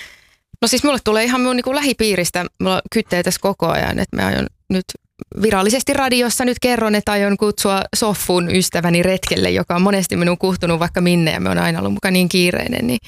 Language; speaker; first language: Finnish; native; Finnish